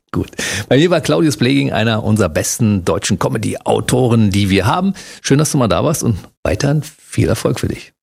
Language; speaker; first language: German; native; German